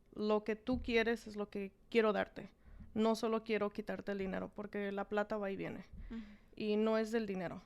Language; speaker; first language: Spanish; early bilingual, heritage; Spanish